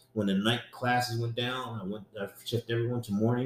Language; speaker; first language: English; native; English